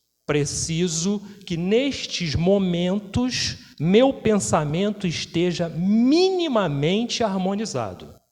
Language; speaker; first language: Portuguese; native; Portuguese